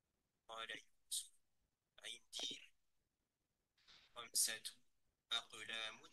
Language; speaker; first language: Arabic; non-native, learner; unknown